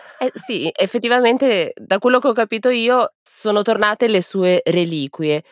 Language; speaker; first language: Italian; native; Italian